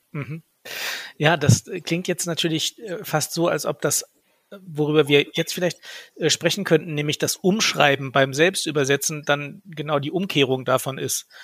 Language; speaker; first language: German; native; German